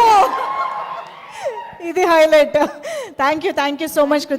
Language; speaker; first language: Telugu; native; Telugu